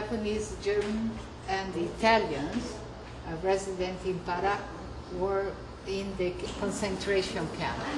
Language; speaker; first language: English; non-native, fluent; Portuguese